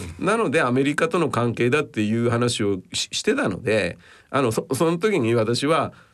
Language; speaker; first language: Japanese; native; Japanese